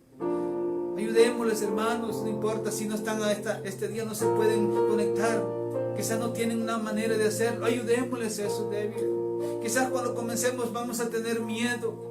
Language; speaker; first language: Spanish; native; Spanish